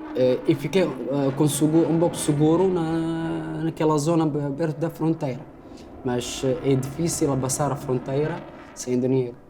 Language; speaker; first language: Portuguese; non-native, learner; Arabic